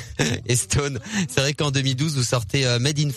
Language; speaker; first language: French; native; French